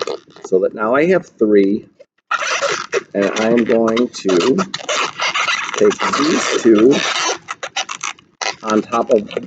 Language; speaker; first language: English; native; English